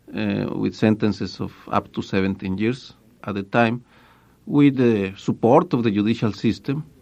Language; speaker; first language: English; non-native, fluent; Spanish